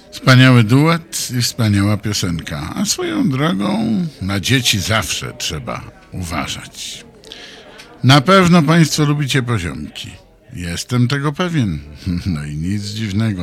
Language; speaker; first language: Polish; native; Polish